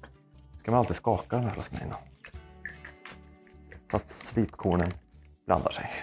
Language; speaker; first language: Swedish; native; Swedish